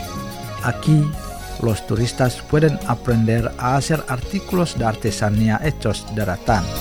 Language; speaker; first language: Spanish; non-native, fluent; Indonesian